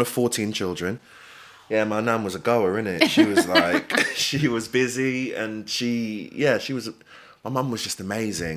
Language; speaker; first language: English; native; English